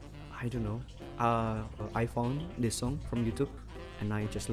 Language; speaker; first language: English; non-native, fluent; Indonesian